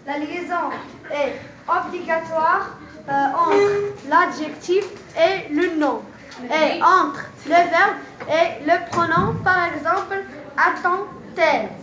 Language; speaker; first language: French; non-native, learner; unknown